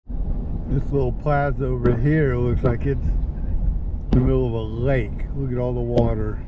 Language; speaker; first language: English; native; English